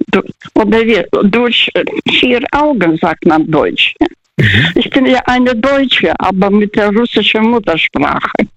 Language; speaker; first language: German; non-native, fluent; Russian